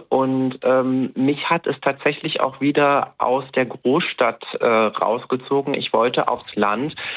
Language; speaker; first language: German; native; German